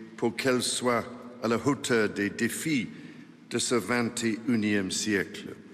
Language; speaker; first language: French; non-native, fluent; English